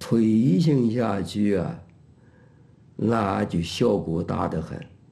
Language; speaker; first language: Chinese; native; Chinese